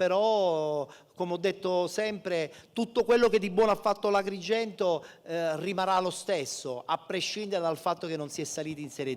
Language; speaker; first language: Italian; native; Italian